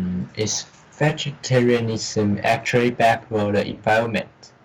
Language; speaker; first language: English; non-native, learner; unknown